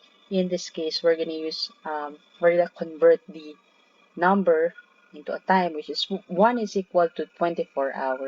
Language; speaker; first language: English; non-native, local second language; Filipino